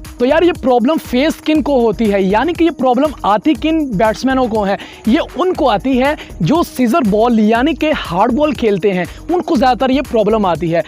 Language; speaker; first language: Urdu; non-native, local second language; Punjabi